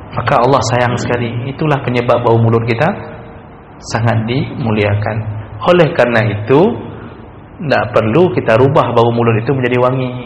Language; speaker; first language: Malay; non-native, local second language; Achinese